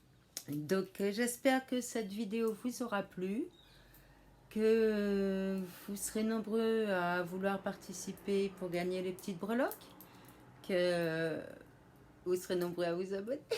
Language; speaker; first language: French; native; French